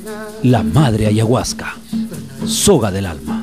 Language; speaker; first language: Spanish; native; Spanish